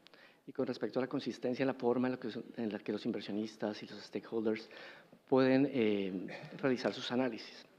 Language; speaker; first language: Spanish; native; Spanish